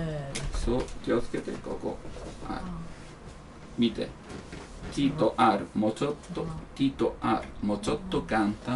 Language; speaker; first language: Japanese; non-native, learner; Italian